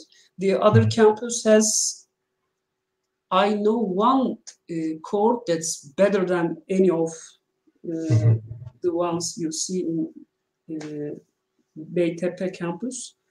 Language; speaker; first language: English; non-native, learner; Turkish